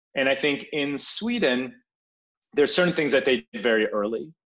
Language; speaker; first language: English; early bilingual, other home language; Polish